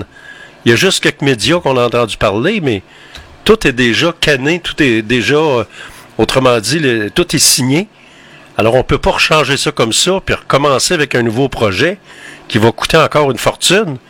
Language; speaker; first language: French; native; French